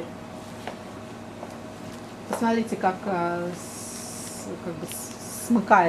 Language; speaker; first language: Russian; native; Russian